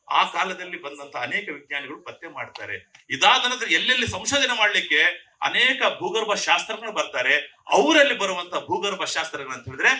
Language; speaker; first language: Kannada; native; Kannada